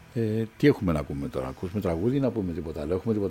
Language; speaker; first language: Greek; native; Greek